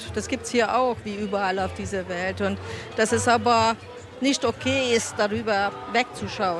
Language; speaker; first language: German; non-native, fluent; Hungarian